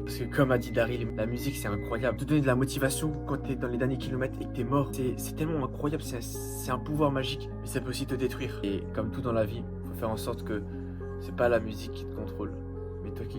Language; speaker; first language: French; native; French